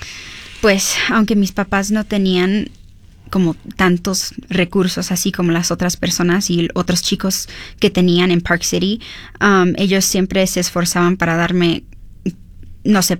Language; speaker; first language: Spanish; early bilingual, heritage; Spanish